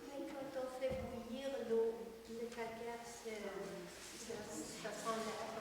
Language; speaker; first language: French; non-native, fluent; English